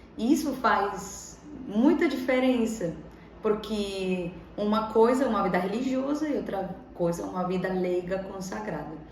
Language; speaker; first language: Portuguese; non-native, fluent; Spanish